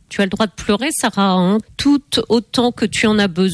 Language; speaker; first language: French; native; French